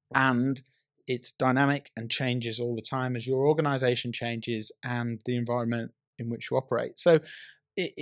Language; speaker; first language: English; native; English